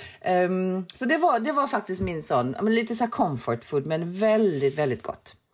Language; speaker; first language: Swedish; early bilingual, other home language; Korean